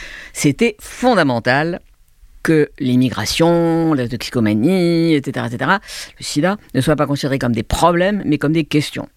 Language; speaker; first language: French; native; French